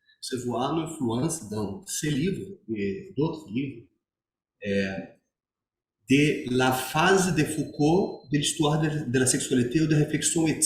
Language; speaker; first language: French; non-native, learner; Portuguese